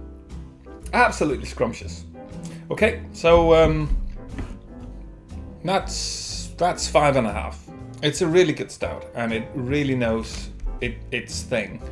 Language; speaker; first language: English; non-native, fluent; Danish